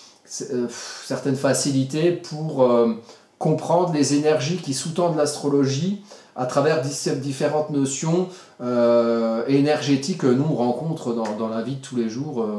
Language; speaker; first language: French; native; French